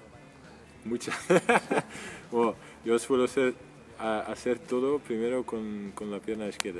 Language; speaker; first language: Spanish; non-native, fluent; Dutch